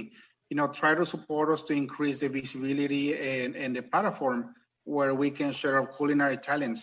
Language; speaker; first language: English; non-native, fluent; Spanish